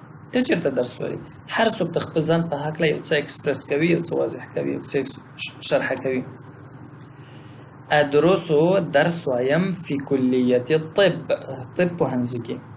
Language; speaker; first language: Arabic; non-native, fluent; Pashto